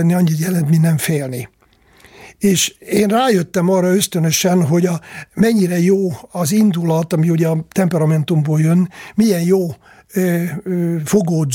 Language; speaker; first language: Hungarian; native; Hungarian